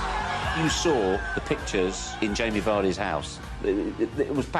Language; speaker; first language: English; native; English